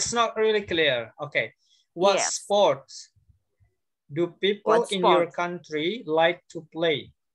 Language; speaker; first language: English; non-native, fluent; Indonesian